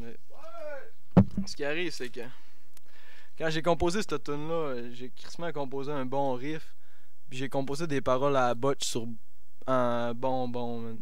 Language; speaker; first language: French; native; French